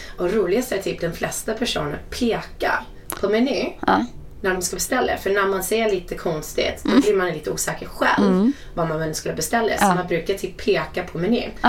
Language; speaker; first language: Swedish; non-native, fluent; English